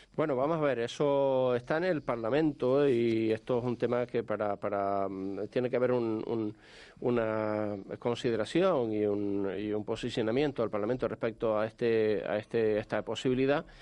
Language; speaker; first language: Spanish; native; Spanish